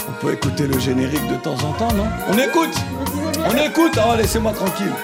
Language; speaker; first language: French; native; French